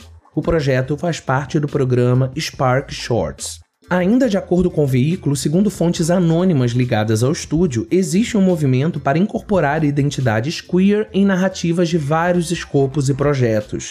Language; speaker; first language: Portuguese; native; Portuguese